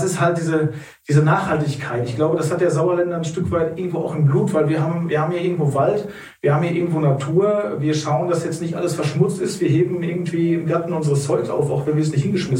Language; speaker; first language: German; native; German